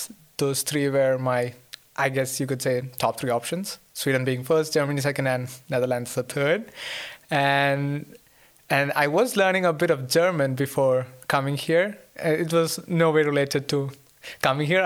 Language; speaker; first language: English; non-native, local second language; Malayalam